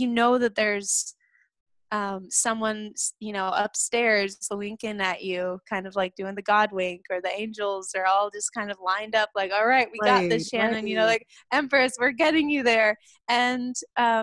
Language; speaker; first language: English; native; English